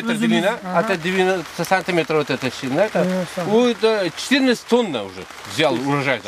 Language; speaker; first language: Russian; non-native, local second language; Uzbek